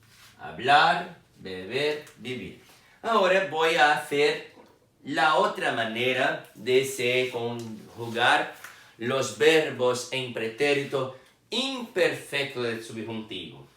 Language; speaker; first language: Spanish; non-native, fluent; Portuguese